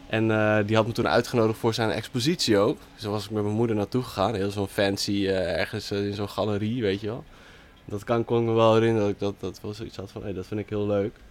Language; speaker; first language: Dutch; native; Dutch